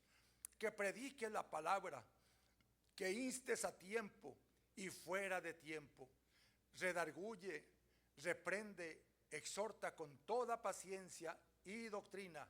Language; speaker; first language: Spanish; native; Spanish